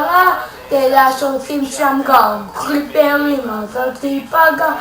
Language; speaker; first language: Hebrew; native; Hebrew